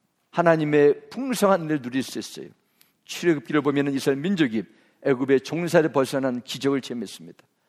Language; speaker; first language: Korean; native; Korean